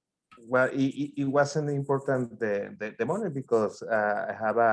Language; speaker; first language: English; non-native, learner; Spanish